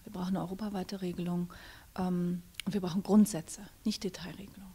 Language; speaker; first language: German; native; German